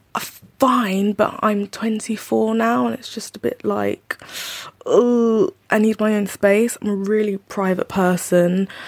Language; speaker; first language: English; native; English